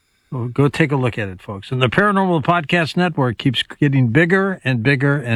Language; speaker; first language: English; native; English